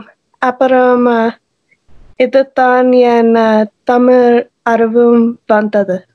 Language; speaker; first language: Tamil; non-native, learner; English